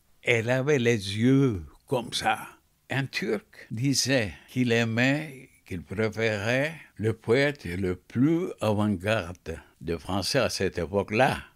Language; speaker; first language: French; non-native, fluent; Turkish